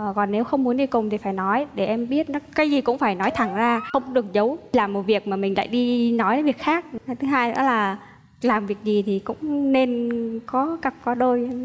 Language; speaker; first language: Vietnamese; native; Vietnamese